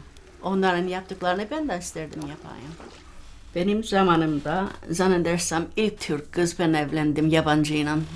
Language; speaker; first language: Turkish; early bilingual, heritage; Turkish